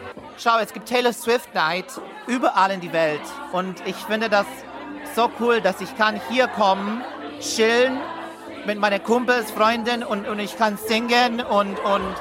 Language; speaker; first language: German; non-native, learner; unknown